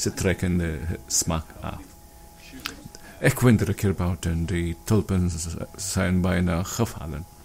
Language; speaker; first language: Dutch; non-native, learner; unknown